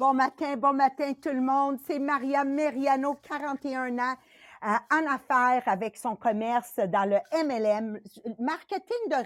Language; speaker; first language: French; native; French